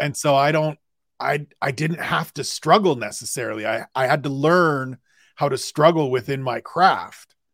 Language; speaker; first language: English; native; English